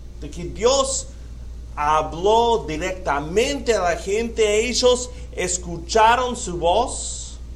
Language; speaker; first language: Spanish; non-native, fluent; English